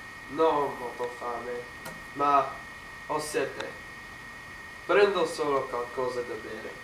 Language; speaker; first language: Italian; non-native, learner; English